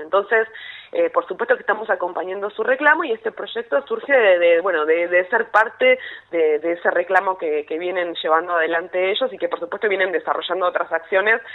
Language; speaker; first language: Spanish; native; Spanish